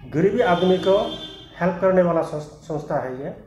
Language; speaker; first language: Hindi; non-native, local second language; Bodo